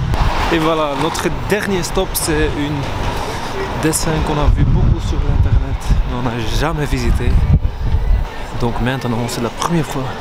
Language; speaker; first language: French; non-native, learner; Dutch